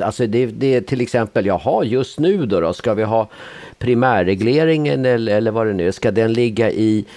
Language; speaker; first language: Swedish; native; Swedish